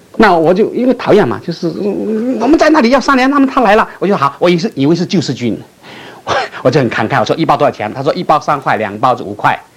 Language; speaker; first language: Chinese; non-native, local second language; Min Nan Chinese